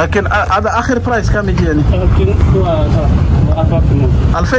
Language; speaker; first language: Arabic; non-native, learner; French